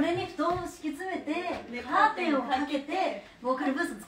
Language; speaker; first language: Japanese; native; Japanese